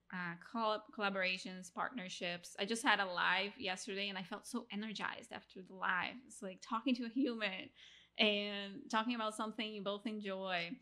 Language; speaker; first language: English; non-native, fluent; Portuguese